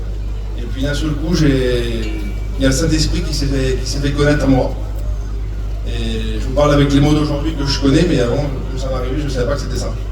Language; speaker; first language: French; native; French